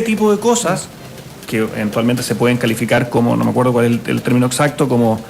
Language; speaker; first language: Spanish; native; Spanish